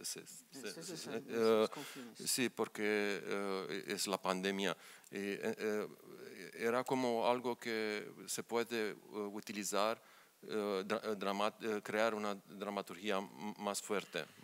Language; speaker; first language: Spanish; non-native, learner; Romanian